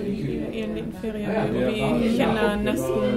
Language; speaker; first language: Norwegian; non-native, learner; German